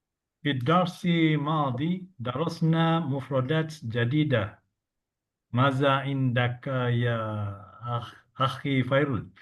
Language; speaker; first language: Arabic; non-native, learner; Malay